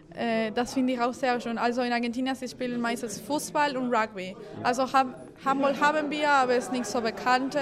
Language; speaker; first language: German; non-native, fluent; Spanish